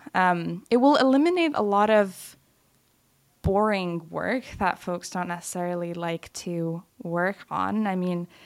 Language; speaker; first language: English; non-native, fluent; Lithuanian